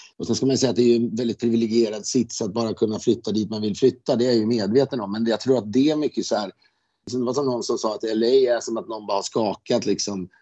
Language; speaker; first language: Swedish; native; Swedish